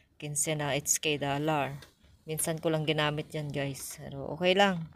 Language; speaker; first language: Filipino; native; Filipino